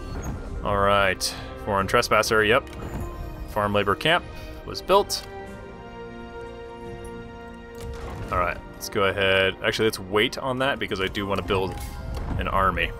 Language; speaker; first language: English; native; English